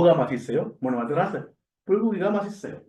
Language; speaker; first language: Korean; non-native, learner; Sinhala